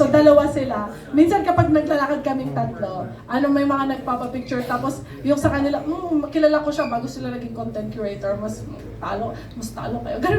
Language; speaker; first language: Filipino; native; Filipino